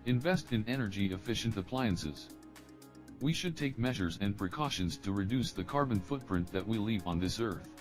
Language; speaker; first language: English; non-native, learner; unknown